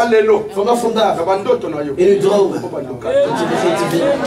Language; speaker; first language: Dutch; non-native, learner; Lingala